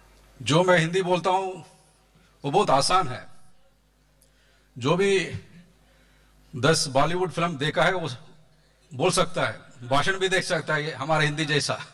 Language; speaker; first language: Hindi; non-native, local second language; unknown